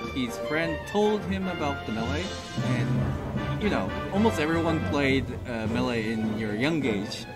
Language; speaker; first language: English; non-native, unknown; Japanese